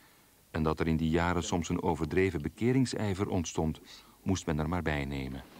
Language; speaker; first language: Dutch; native; Dutch